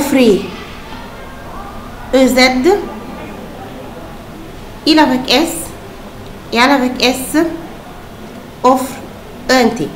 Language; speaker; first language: French; non-native, fluent; Arabic